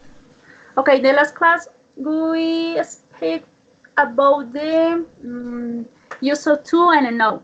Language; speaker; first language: English; non-native, learner; Spanish